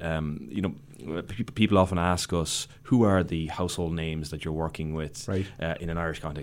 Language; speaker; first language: English; native; English